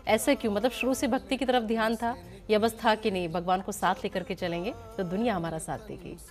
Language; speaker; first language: Hindi; native; Hindi